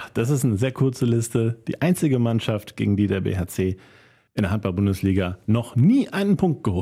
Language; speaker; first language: German; native; German